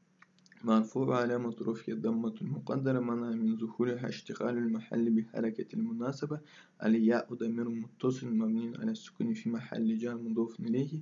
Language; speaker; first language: Arabic; non-native, fluent; Russian